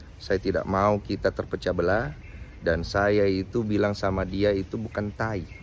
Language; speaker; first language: Indonesian; native; Indonesian